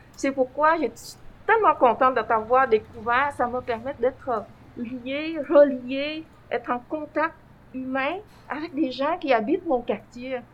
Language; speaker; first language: French; non-native, fluent; Vietnamese